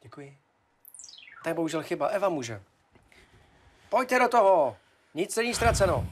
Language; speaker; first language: Czech; native; Czech